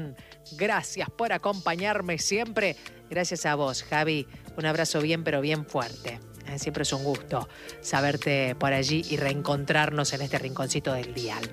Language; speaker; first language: Spanish; native; Spanish